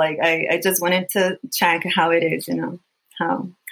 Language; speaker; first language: English; non-native, fluent; Portuguese